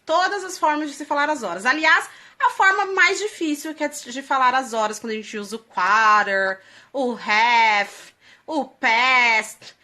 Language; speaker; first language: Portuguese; native; Portuguese